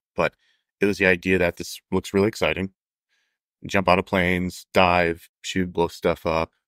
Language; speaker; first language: English; native; English